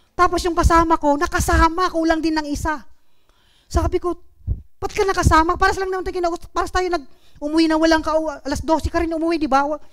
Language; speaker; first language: Filipino; non-native, local second language; Bikol